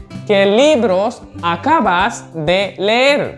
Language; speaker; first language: Spanish; non-native, learner; Hindi